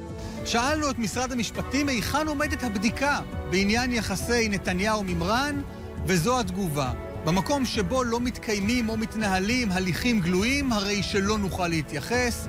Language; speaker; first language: Hebrew; native; Hebrew